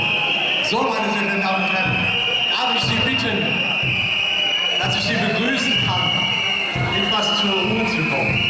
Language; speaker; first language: German; native; German